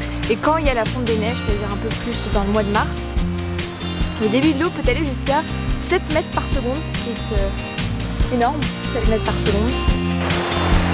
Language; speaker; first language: French; native; French